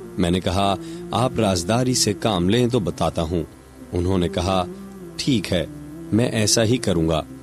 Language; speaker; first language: Urdu; non-native, local second language; Punjabi